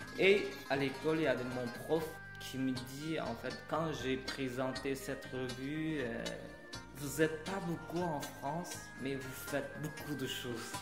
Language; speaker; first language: French; non-native, learner; Uyghur